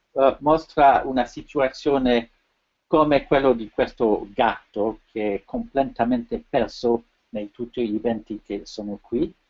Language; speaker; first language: Italian; non-native, fluent; French